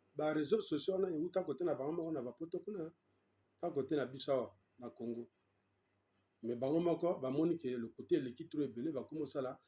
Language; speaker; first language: Lingala; non-native, local second language; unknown